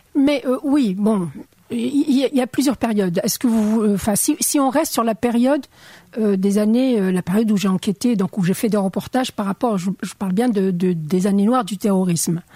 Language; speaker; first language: French; non-native, local second language; Arabic